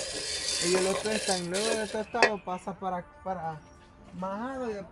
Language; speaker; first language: Spanish; native; Spanish